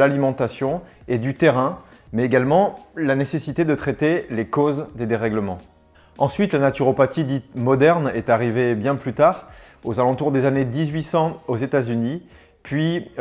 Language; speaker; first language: French; native; French